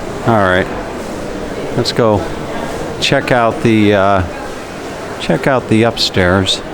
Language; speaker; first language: English; native; English